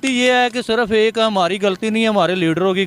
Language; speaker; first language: Hindi; non-native, local second language; Punjabi